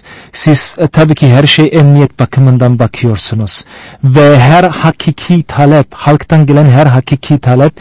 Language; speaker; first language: Turkish; non-native, fluent; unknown